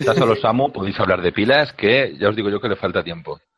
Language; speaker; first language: Spanish; native; Spanish